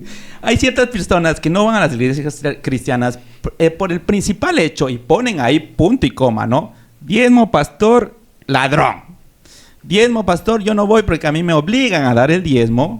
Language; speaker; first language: Spanish; native; Spanish